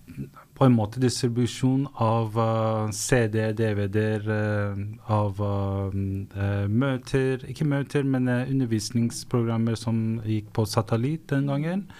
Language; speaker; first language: Norwegian; non-native, fluent; Persian